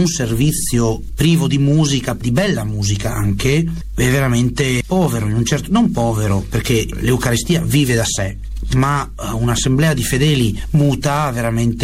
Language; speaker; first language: Italian; native; Italian